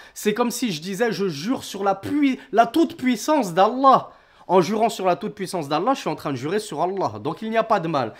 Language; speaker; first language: French; native; French